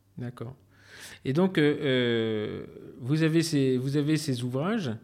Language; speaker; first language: French; native; French